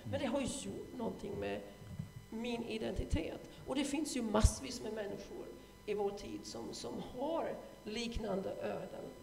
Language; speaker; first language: Swedish; non-native, fluent; German